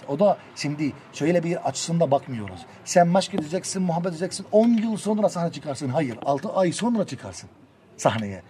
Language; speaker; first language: Turkish; non-native, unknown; Arabic